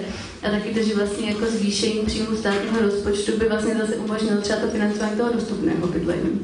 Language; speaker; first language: Czech; native; Czech